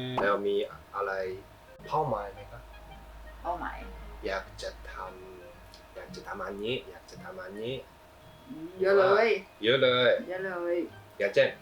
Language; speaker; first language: Thai; non-native, learner; Japanese